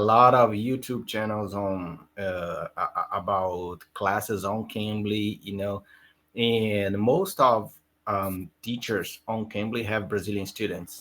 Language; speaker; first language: English; non-native, learner; Portuguese